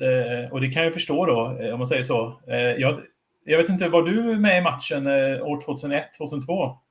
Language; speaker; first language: Swedish; native; Swedish